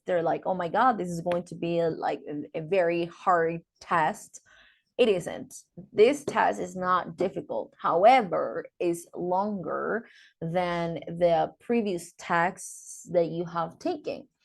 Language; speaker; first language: English; non-native, fluent; Spanish